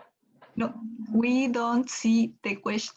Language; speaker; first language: English; non-native, learner; Spanish